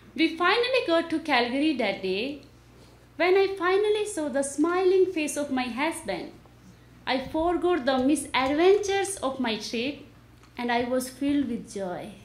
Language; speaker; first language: English; non-native, local second language; Nepali